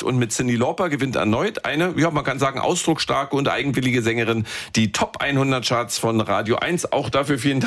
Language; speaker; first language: German; native; German